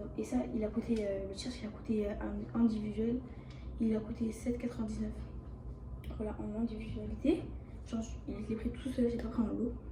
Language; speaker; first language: French; early bilingual, other home language; Bambara